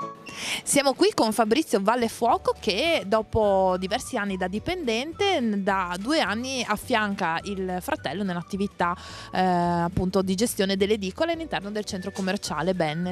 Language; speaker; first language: Italian; native; Italian